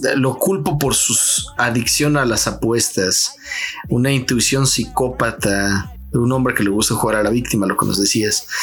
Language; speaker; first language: Spanish; native; Spanish